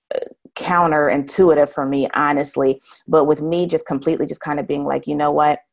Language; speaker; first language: English; native; English